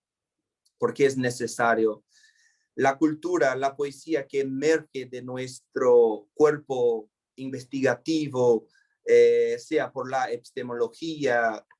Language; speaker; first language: Spanish; non-native, fluent; Portuguese